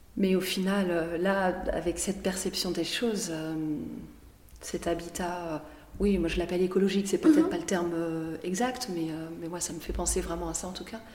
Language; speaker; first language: French; native; French